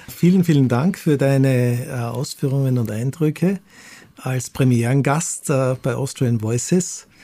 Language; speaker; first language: German; native; German